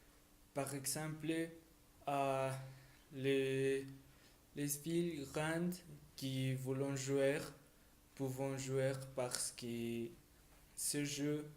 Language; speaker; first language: French; non-native, learner; Spanish